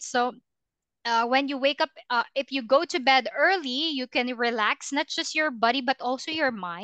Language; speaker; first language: English; non-native, fluent; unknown